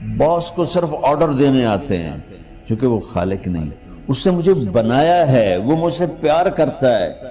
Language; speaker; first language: Urdu; non-native, local second language; Punjabi